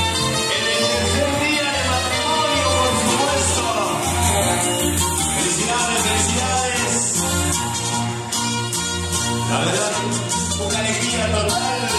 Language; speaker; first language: Spanish; native; Spanish